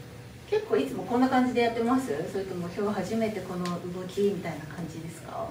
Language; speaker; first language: Japanese; native; Japanese